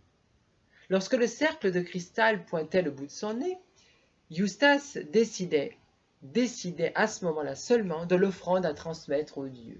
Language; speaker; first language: French; native; French